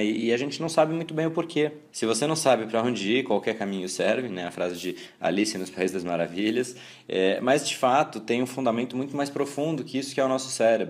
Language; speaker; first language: Portuguese; native; Portuguese